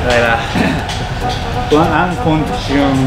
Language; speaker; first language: Vietnamese; non-native, learner; Japanese